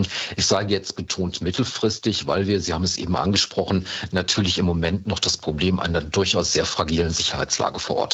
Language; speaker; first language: German; native; German